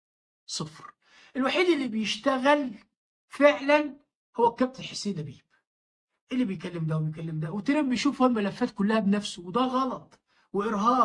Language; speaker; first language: Arabic; native; Arabic